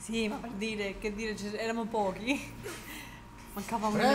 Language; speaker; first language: Italian; non-native, fluent; Spanish